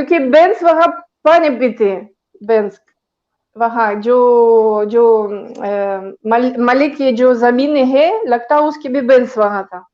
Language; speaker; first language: Hindi; non-native, learner; Greek